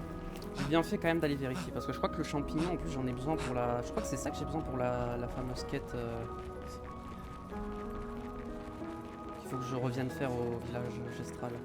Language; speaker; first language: French; native; French